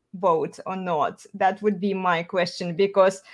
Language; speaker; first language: English; non-native, fluent; Russian